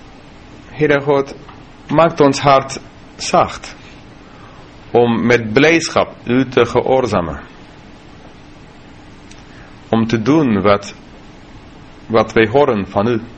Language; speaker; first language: Dutch; non-native, fluent; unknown